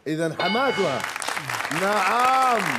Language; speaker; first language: Arabic; native; Arabic